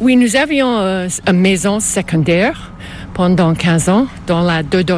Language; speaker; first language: French; non-native, fluent; English